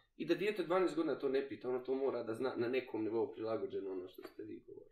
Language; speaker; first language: Bosnian; native; Bosnian